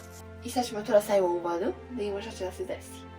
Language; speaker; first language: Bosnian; early bilingual, heritage; Serbian